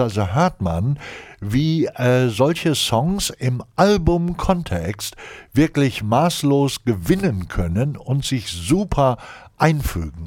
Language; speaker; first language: German; native; German